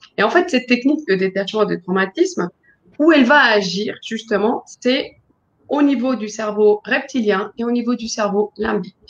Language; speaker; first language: French; non-native, fluent; Spanish